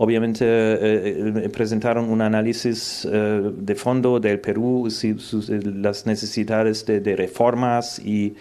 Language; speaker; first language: Spanish; non-native, fluent; German